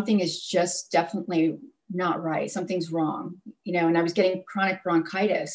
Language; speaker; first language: English; native; English